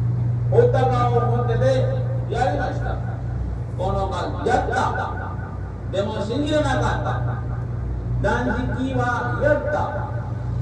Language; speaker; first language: Japanese; non-native, learner; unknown